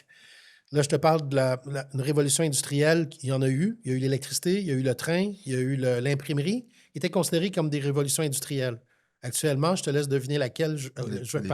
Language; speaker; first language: French; native; French